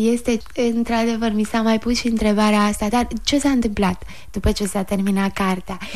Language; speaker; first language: Romanian; native; Romanian